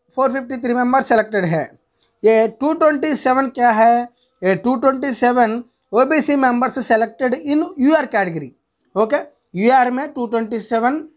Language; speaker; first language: Hindi; non-native, local second language; Telugu